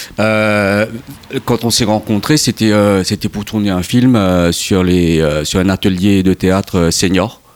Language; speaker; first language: French; non-native, local second language; Morisyen